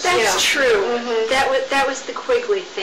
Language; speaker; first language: English; native; English